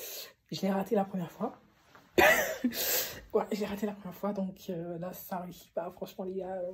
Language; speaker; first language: French; native; French